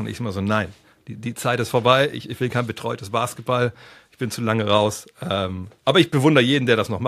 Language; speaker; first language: German; native; German